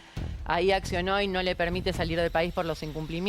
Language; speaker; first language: Spanish; native; Spanish